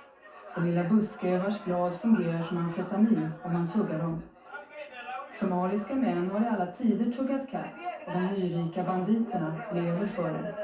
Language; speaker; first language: Swedish; native; Swedish